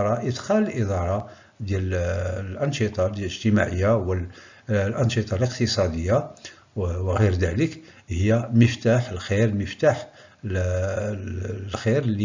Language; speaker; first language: Arabic; native; Arabic